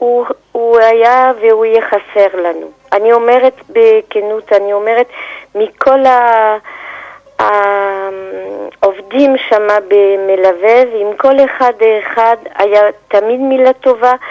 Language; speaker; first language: Hebrew; non-native, fluent; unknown